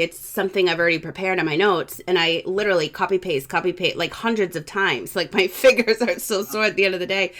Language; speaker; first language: English; native; English